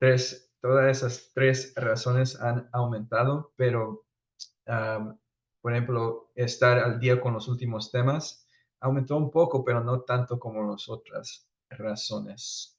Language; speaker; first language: Spanish; early bilingual, heritage; Spanish